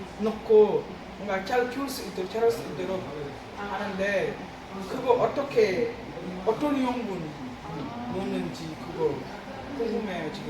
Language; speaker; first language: Korean; non-native, learner; Wolof